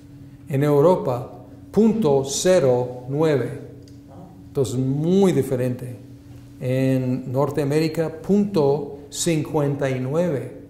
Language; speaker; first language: Spanish; non-native, fluent; English